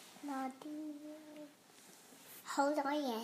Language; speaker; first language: Cantonese; early bilingual, heritage; Cantonese